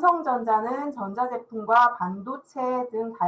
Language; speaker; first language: Korean; native; Korean